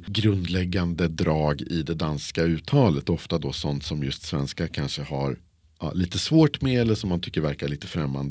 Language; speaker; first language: Swedish; native; Swedish